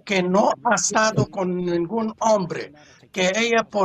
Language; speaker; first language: Spanish; non-native, fluent; Arabic